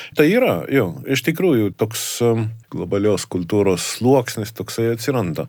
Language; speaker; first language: Lithuanian; non-native, fluent; Estonian